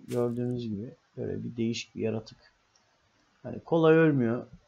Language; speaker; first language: Turkish; native; Turkish